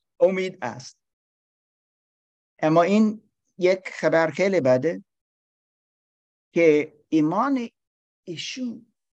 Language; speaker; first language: Persian; non-native, learner; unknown